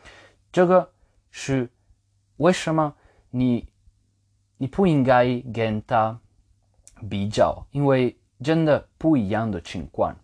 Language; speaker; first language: Chinese; non-native, fluent; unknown